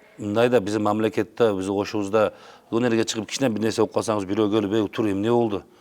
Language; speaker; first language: Kyrgyz; non-native, local second language; Uzbek